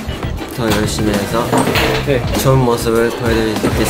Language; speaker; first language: Korean; non-native, fluent; Japanese